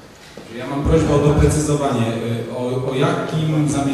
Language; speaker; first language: Polish; native; Polish